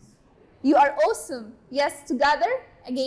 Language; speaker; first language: English; non-native, learner; Arabic